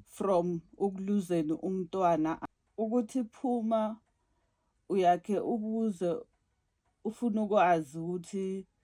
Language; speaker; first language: Zulu; non-native, local second language; South Ndebele